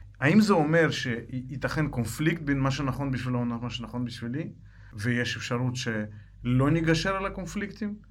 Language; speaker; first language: Hebrew; non-native, fluent; Russian